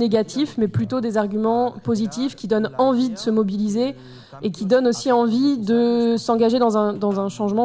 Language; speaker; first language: French; native; French